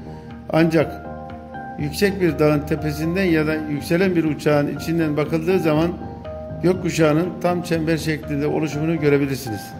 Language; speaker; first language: Turkish; native; Turkish